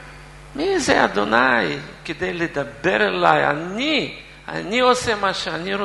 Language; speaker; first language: Hebrew; non-native, fluent; Russian